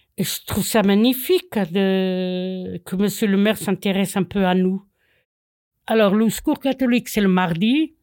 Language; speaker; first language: French; non-native, fluent; Portuguese